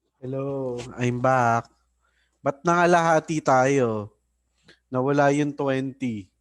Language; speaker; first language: Filipino; native; Filipino